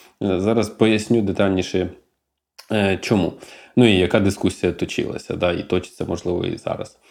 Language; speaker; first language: Ukrainian; native; Ukrainian